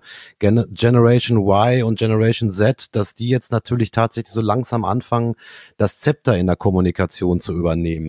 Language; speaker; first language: German; native; German